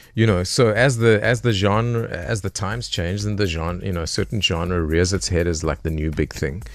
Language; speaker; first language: English; native; English